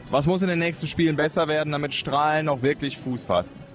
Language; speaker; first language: German; native; German